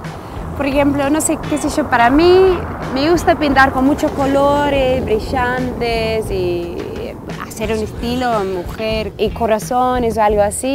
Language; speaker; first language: Spanish; non-native, fluent; English